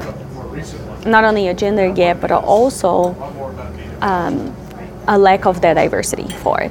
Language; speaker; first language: English; non-native, fluent; Portuguese